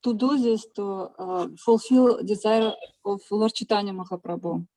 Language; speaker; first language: English; non-native, learner; Russian